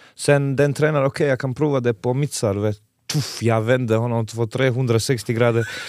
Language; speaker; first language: Swedish; non-native, fluent; Serbian